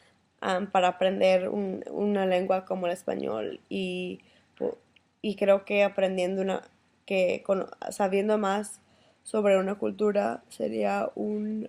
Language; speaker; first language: Spanish; early bilingual, heritage; Spanish